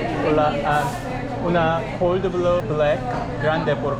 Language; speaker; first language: Spanish; non-native, learner; Korean